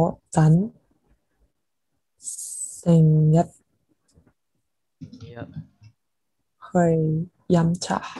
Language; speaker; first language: Cantonese; non-native, learner; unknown